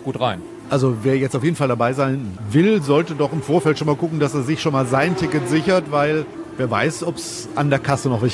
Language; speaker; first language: German; native; German